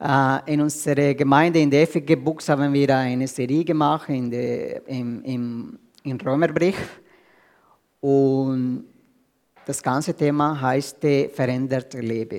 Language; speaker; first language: German; non-native, fluent; Spanish